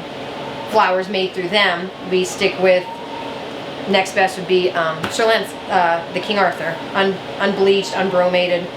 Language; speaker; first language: English; native; English